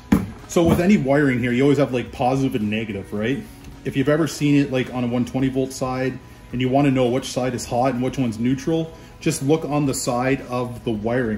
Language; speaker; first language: English; native; English